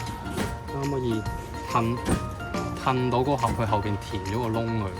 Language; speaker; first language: Chinese; native; Chinese